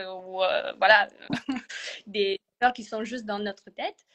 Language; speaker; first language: French; non-native, fluent; Romanian